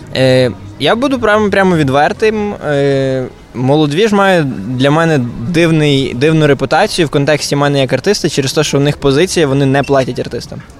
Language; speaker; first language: Ukrainian; native; Ukrainian